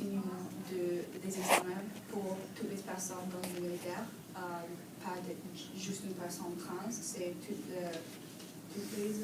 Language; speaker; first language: French; non-native, learner; English